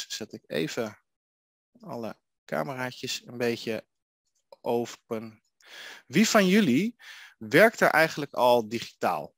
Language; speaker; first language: Dutch; native; Dutch